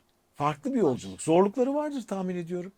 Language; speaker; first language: Turkish; native; Turkish